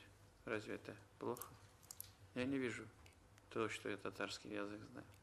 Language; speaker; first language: Russian; non-native, local second language; Tatar